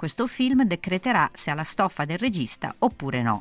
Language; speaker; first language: Italian; native; Italian